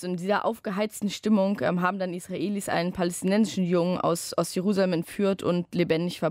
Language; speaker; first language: German; native; German